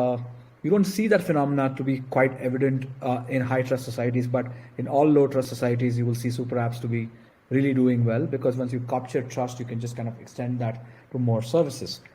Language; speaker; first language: English; non-native, local second language; Gujarati